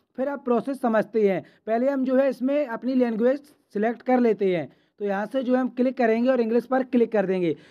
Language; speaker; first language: Hindi; native; Hindi